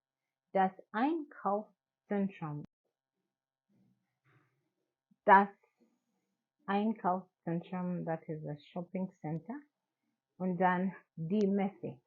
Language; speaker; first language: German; non-native, learner; English